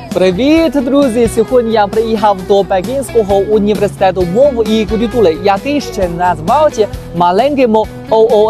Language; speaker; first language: Ukrainian; non-native, fluent; Chinese